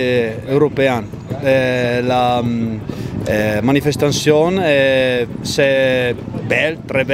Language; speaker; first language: French; non-native, learner; Italian